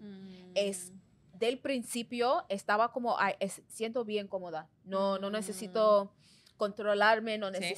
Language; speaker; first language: Spanish; non-native, learner; English